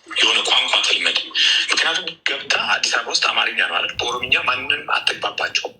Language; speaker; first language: Amharic; non-native, local second language; Oromo